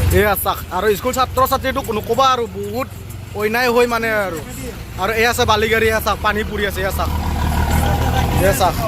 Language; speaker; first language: Assamese; non-native, local second language; Karbi